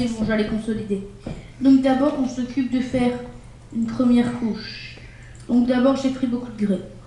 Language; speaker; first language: French; native; French